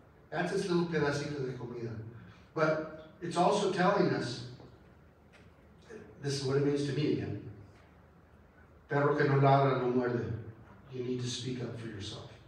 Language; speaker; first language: English; early bilingual, other home language; Spanish